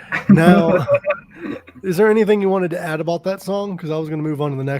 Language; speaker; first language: English; native; English